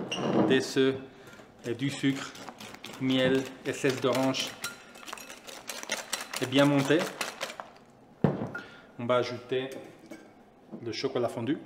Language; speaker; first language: French; non-native, fluent; Spanish